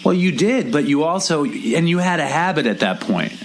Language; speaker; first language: English; native; English